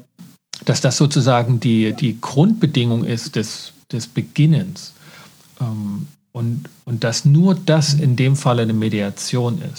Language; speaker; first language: German; native; German